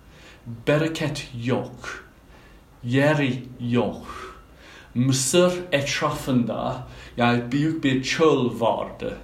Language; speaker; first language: Turkish; non-native, fluent; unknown